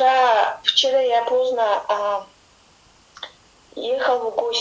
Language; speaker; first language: Russian; non-native, learner; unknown